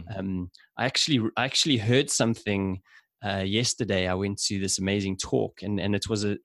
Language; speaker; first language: English; native; English